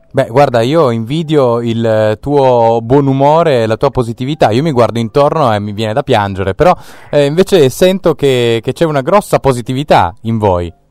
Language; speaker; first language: Italian; native; Italian